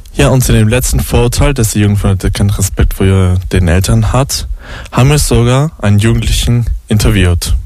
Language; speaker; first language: German; native; German